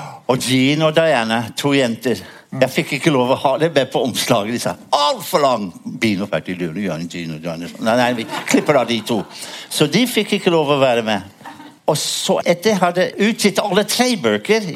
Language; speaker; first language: Norwegian; non-native, fluent; English